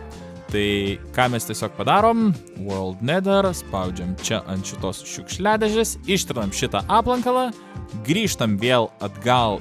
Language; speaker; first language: Lithuanian; native; Lithuanian